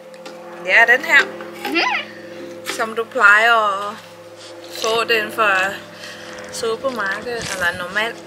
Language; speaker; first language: Danish; non-native, learner; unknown